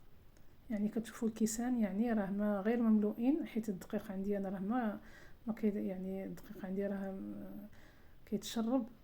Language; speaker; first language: Arabic; native; Arabic